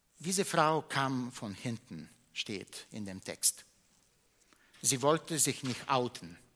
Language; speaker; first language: German; non-native, fluent; Bulgarian